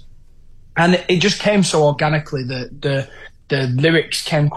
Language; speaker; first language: English; native; English